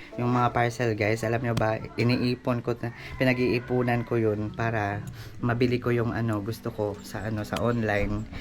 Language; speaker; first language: Filipino; non-native, local second language; Waray